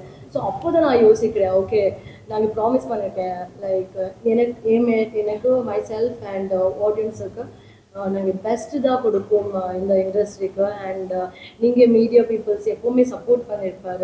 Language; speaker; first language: Tamil; non-native, learner; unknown